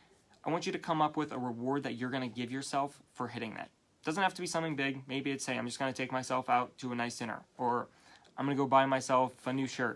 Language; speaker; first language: English; native; English